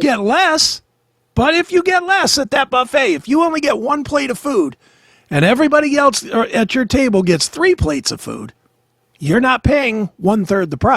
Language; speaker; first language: English; native; English